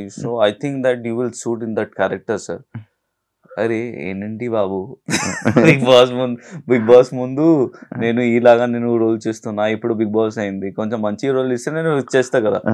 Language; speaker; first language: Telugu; non-native, local second language; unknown